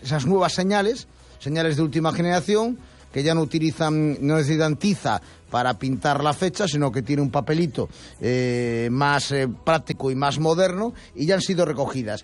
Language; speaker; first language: Spanish; native; Spanish